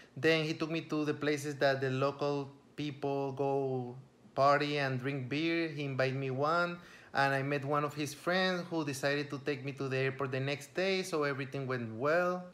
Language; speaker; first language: English; non-native, fluent; Spanish